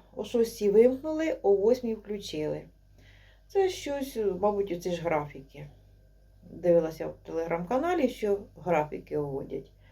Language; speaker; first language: Ukrainian; non-native, local second language; Russian